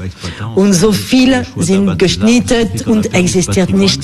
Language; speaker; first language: German; non-native, fluent; French